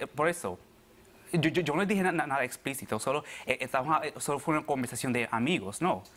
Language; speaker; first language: Spanish; early bilingual, other home language; Arabic